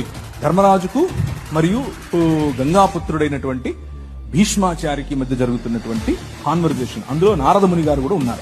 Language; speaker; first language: Telugu; native; Telugu